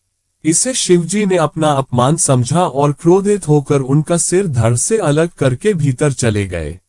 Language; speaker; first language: Hindi; native; Hindi